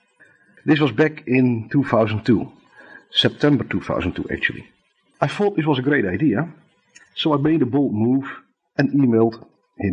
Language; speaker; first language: English; non-native, fluent; Dutch